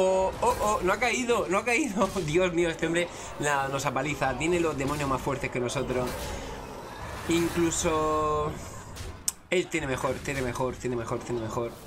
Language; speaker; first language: Spanish; native; Spanish